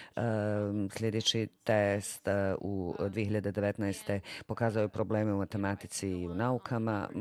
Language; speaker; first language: Bosnian; non-native, fluent; English